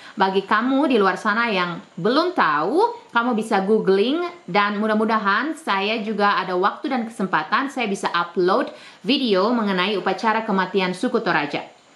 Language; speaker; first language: Indonesian; native; Indonesian